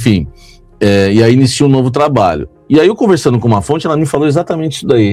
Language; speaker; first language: Portuguese; native; Portuguese